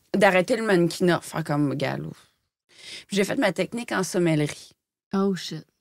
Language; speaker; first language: French; native; French